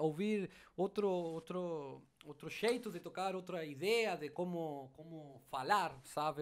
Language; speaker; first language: Portuguese; non-native, learner; Spanish